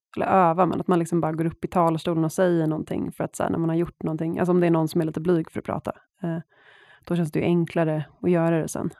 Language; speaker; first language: Swedish; native; Swedish